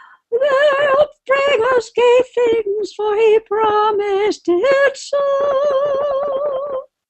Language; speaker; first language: English; native; English